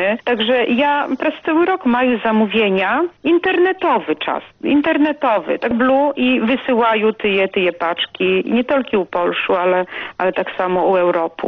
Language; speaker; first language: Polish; non-native, local second language; Belarusian